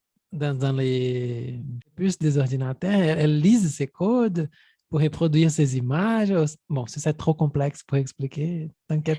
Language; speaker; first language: French; non-native, fluent; Portuguese